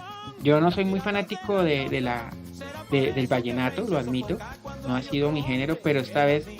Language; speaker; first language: Spanish; native; Spanish